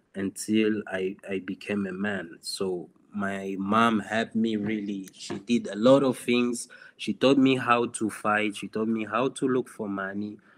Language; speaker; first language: English; non-native, fluent; Swahili